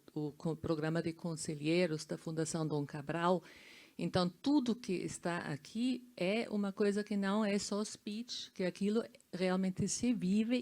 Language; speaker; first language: Portuguese; non-native, fluent; German